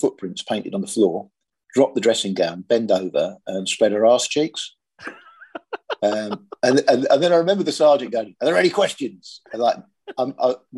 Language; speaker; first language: English; native; English